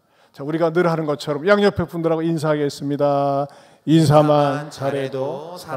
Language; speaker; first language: Korean; native; Korean